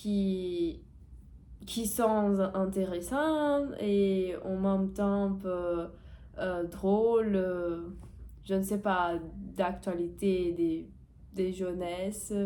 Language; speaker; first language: French; non-native, learner; Portuguese